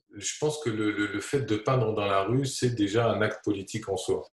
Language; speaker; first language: French; native; French